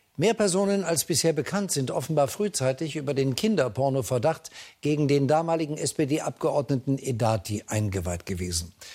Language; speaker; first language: German; native; German